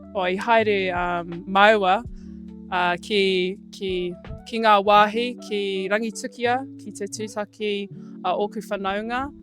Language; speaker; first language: Māori; non-native, local second language; English